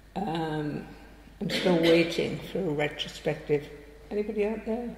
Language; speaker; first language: English; native; English